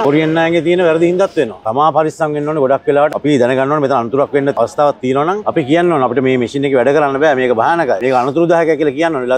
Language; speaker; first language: Sinhala; native; Sinhala